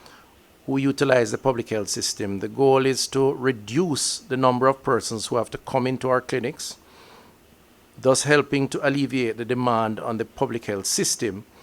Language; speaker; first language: English; native; English